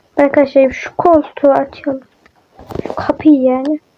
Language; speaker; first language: Turkish; native; Turkish